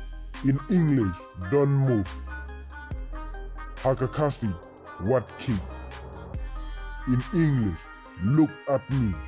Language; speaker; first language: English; non-native, local second language; Khasi